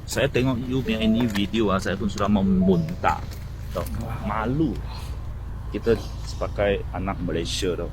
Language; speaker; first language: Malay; non-native, local second language; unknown